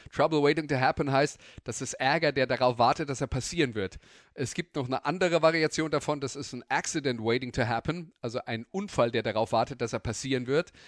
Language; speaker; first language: German; native; German